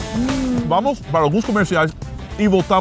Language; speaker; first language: Portuguese; non-native, fluent; English